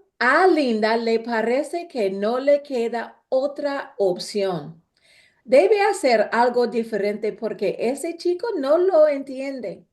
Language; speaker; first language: Spanish; non-native, fluent; English